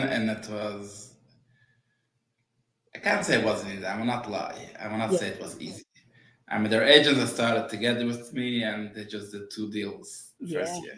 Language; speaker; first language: English; early bilingual, other home language; Yiddish